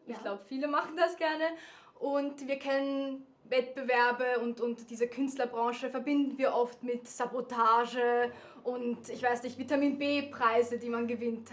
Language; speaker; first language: German; native; German